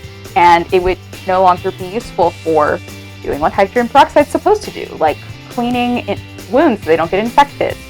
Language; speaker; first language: English; native; English